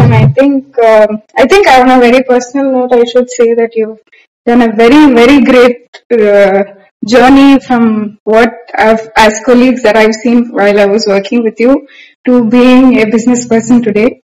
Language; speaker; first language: English; non-native, local second language; Tamil